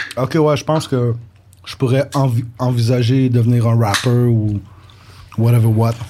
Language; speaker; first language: French; native; French